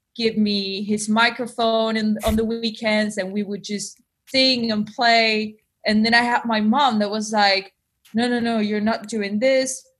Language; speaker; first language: English; non-native, fluent; Spanish